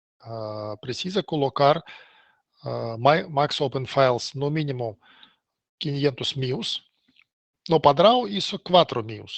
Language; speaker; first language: Portuguese; non-native, learner; Russian